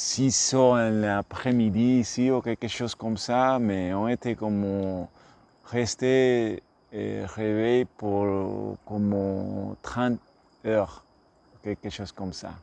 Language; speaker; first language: French; non-native, learner; English